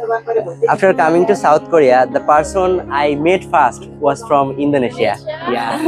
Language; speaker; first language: English; non-native, fluent; Bangla